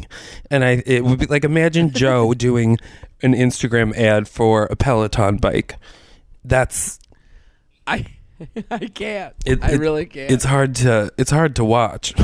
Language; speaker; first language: English; native; English